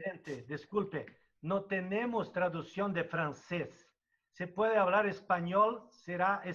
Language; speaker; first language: Spanish; non-native, fluent; Portuguese